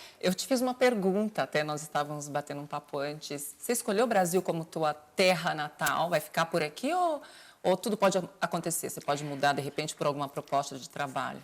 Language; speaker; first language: Portuguese; native; Portuguese